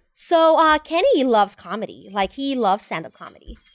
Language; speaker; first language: English; non-native, fluent; Spanish